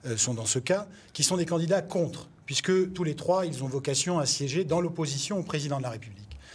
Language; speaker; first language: French; native; French